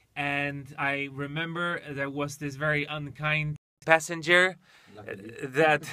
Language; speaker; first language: English; non-native, fluent; Polish